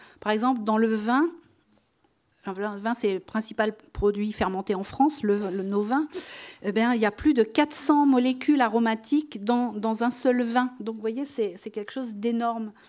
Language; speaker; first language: French; native; French